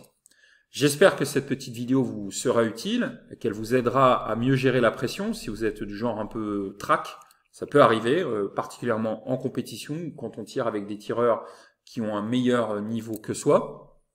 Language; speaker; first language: French; native; French